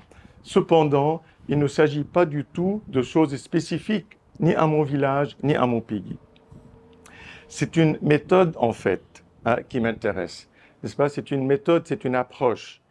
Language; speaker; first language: French; non-native, local second language; Arabic